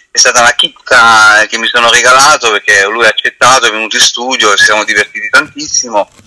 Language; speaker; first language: Italian; native; Italian